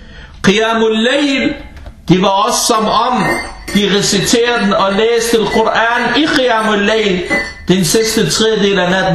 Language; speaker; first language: Danish; non-native, fluent; Arabic